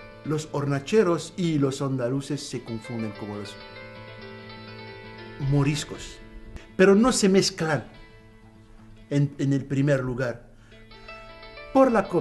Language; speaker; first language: Spanish; non-native, learner; Arabic